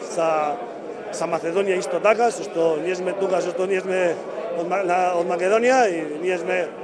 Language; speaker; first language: Macedonian; non-native, learner; Spanish